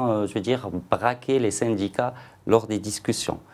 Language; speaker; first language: French; non-native, local second language; Arabic